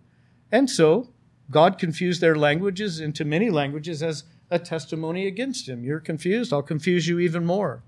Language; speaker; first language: English; native; English